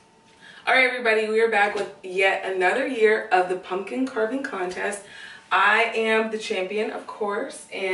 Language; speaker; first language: English; native; English